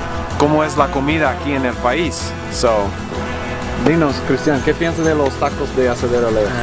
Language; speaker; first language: Spanish; non-native, fluent; English